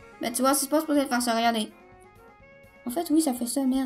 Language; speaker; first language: French; native; French